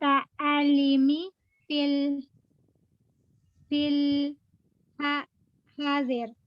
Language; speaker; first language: Arabic; non-native, learner; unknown